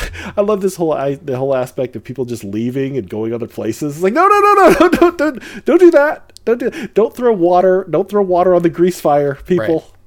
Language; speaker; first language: English; early bilingual, other home language; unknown